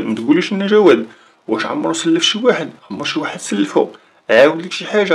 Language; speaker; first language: Arabic; native; Arabic